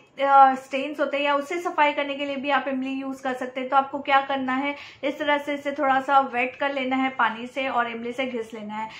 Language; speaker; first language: Hindi; non-native, local second language; Gujarati